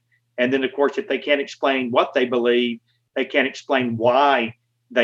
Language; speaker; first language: English; native; English